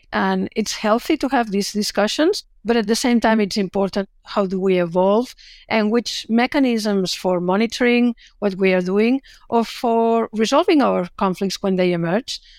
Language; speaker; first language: English; non-native, fluent; Catalan